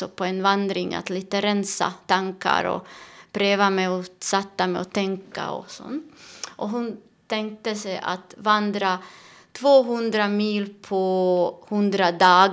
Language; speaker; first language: Swedish; non-native, learner; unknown